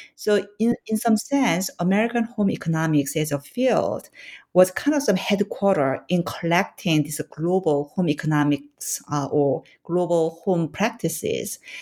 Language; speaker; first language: English; non-native, fluent; Korean